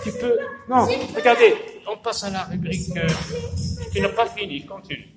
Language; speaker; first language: French; non-native, local second language; Arabic